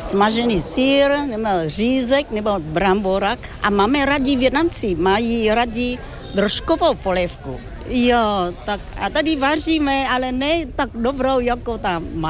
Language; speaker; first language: Czech; non-native, fluent; Vietnamese